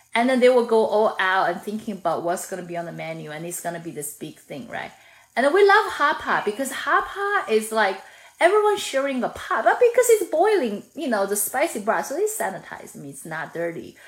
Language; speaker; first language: English; non-native, fluent; Chinese